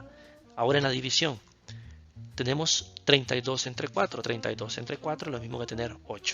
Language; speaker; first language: Spanish; native; Spanish